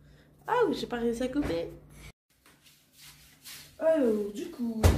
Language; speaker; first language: French; native; French